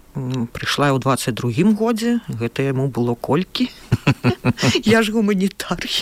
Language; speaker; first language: Belarusian; native; Belarusian